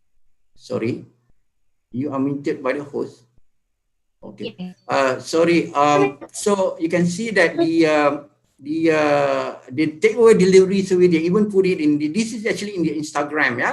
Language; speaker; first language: English; non-native, local second language; Malay